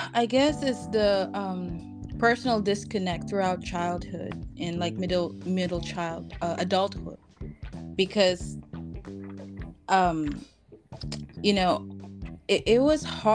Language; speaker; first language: English; non-native, local second language; Filipino